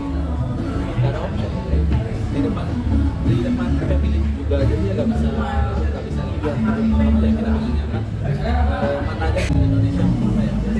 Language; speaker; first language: Indonesian; non-native, learner; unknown